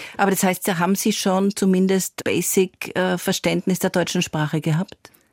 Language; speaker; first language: German; native; German